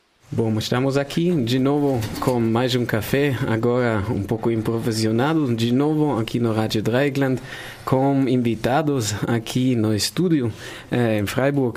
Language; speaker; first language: Portuguese; non-native, fluent; German